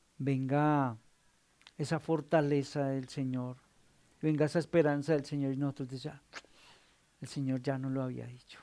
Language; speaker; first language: Spanish; native; Spanish